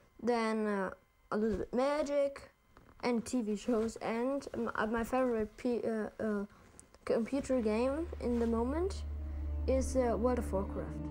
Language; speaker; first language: English; non-native, learner; German